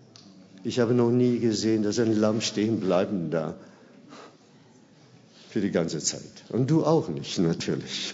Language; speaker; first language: German; non-native, fluent; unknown